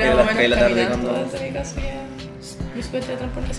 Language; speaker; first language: Spanish; native; Spanish